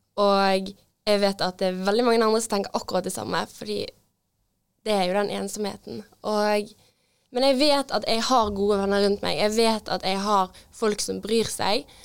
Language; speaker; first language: Norwegian; native; Norwegian